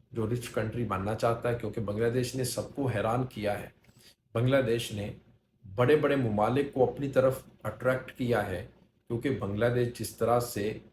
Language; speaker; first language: Urdu; native; Urdu